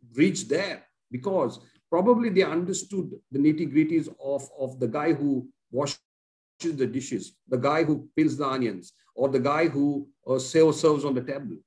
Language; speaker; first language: English; non-native, local second language; Konkani